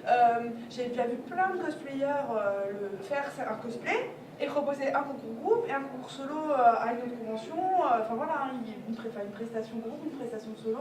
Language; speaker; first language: French; native; French